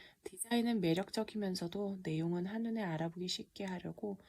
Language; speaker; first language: Korean; native; Korean